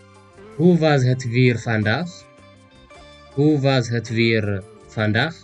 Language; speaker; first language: Dutch; non-native, fluent; Tigrinya